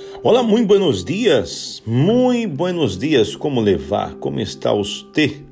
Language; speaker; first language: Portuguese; non-native, learner; Spanish